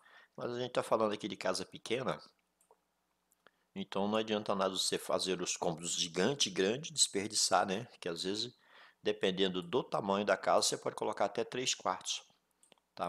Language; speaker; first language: Portuguese; native; Portuguese